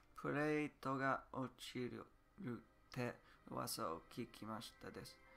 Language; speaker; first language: Japanese; non-native, learner; English